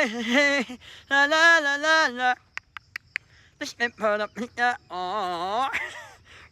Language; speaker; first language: Hindi; non-native, fluent; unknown